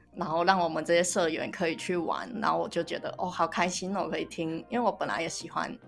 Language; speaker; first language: Chinese; non-native, local second language; Cantonese